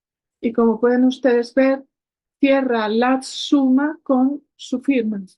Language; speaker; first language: Spanish; native; Spanish